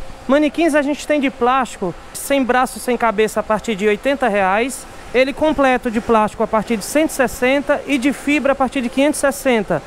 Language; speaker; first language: Portuguese; native; Portuguese